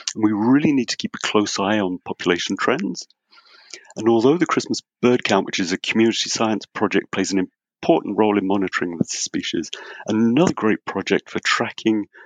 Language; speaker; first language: English; native; English